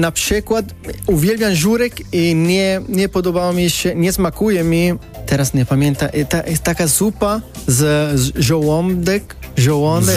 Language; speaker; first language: Polish; non-native, learner; Italian